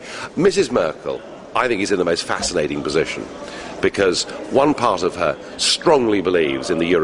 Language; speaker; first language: English; native; English